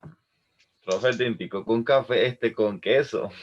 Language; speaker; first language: Spanish; native; Spanish